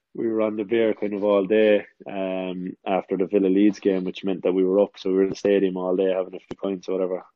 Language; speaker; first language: English; native; English